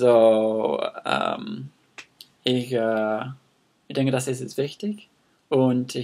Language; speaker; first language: German; non-native, learner; English